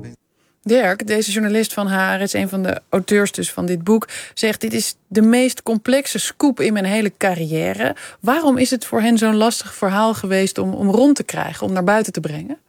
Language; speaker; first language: Dutch; native; Dutch